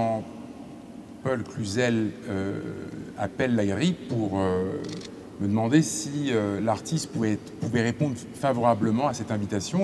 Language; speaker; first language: French; native; French